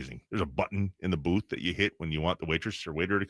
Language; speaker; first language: English; native; English